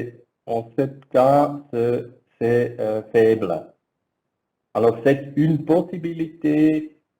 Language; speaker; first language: French; non-native, learner; German